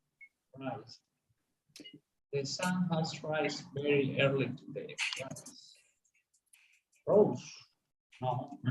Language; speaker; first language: English; non-native, learner; Spanish